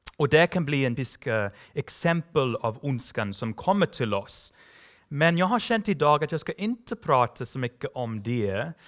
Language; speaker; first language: Swedish; non-native, fluent; English